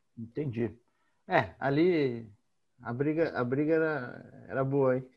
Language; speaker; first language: Portuguese; native; Portuguese